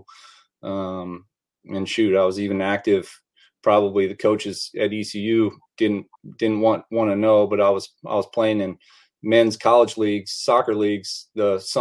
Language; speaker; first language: English; native; English